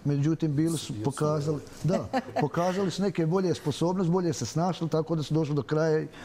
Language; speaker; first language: Croatian; native; Croatian